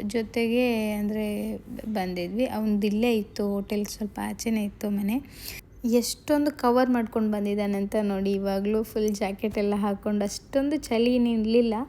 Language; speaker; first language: Kannada; non-native, local second language; Tulu